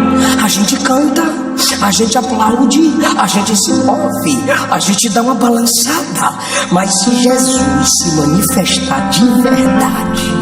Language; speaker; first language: Portuguese; native; Portuguese